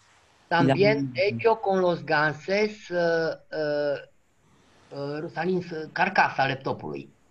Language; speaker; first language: Spanish; non-native, fluent; Romanian